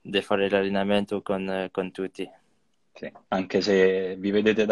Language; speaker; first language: Italian; non-native, learner; French